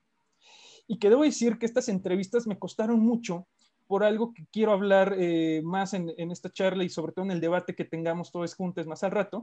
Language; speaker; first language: Spanish; native; Spanish